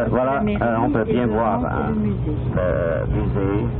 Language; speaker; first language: French; non-native, fluent; Chinese